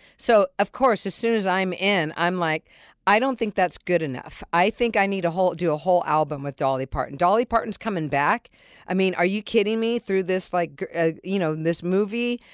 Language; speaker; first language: English; native; English